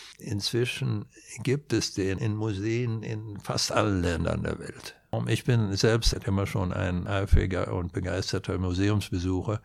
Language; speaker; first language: German; non-native, fluent; Swedish